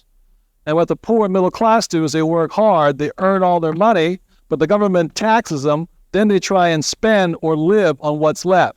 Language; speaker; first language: English; native; English